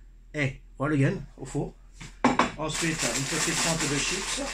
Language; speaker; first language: French; native; French